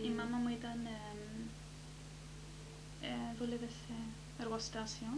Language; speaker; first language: Greek; early bilingual, heritage; Greek